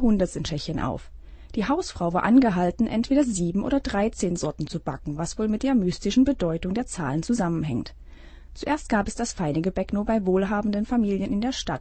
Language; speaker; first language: German; native; German